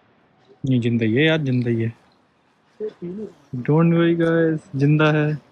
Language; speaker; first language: Hindi; native; Hindi